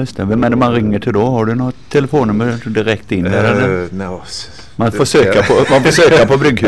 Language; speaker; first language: Swedish; native; Swedish